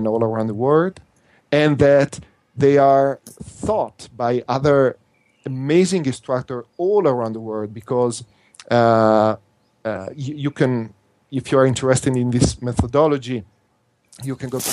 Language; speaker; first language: English; non-native, fluent; Italian